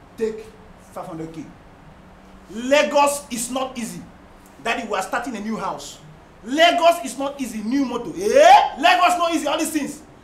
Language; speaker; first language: Nigerian Pidgin; non-native, local second language; Hausa